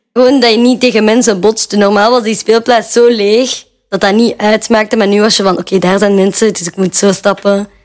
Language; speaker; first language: Dutch; native; Dutch